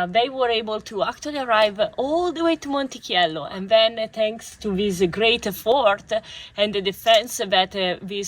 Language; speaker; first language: English; non-native, fluent; Italian